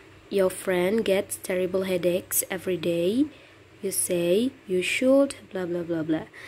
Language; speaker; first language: English; non-native, fluent; Indonesian